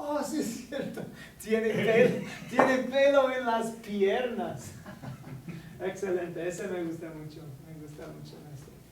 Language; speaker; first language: Spanish; non-native, fluent; English